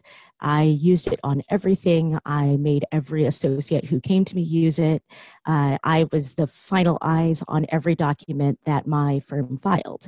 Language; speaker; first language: English; native; English